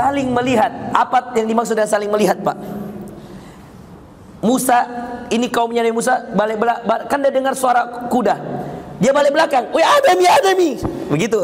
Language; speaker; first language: Indonesian; native; Indonesian